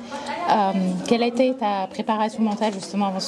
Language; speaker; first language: French; native; French